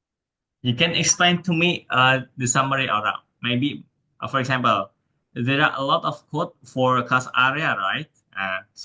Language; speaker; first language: English; non-native, learner; Indonesian